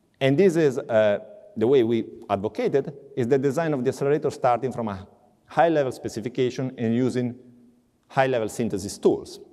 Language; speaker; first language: English; non-native, fluent; Italian